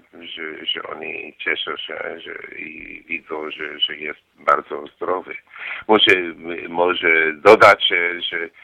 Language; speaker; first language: Polish; non-native, learner; English